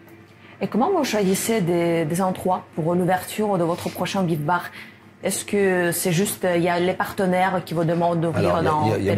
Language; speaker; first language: French; non-native, fluent; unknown